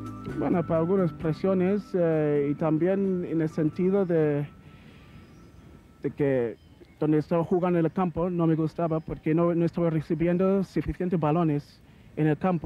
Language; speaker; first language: Spanish; non-native, learner; English